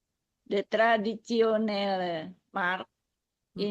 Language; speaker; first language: Dutch; non-native, learner; Indonesian